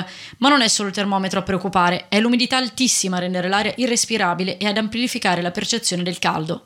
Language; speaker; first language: Italian; native; Italian